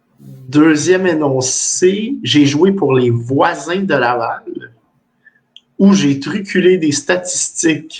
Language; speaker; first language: French; native; French